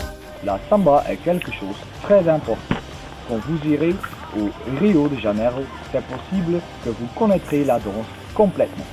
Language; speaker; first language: French; non-native, learner; Dutch